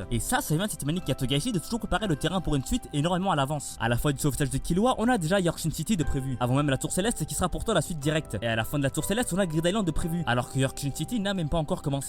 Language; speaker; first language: French; native; French